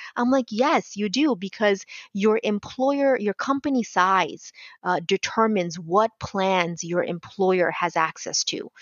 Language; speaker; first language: English; non-native, local second language; Bangla